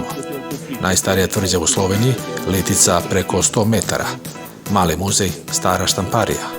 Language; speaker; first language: Serbian; native; Serbian